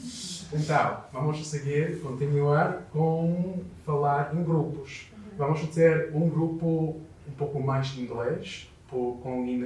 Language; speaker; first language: Portuguese; non-native, learner; English